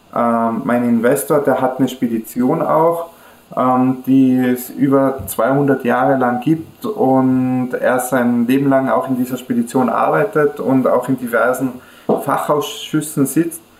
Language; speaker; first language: German; native; German